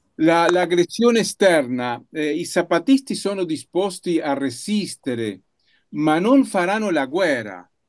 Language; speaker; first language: Italian; non-native, learner; Spanish